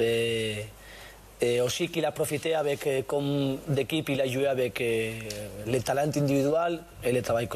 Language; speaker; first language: French; non-native, learner; Spanish